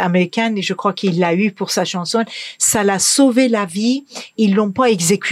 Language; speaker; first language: French; non-native, fluent; Persian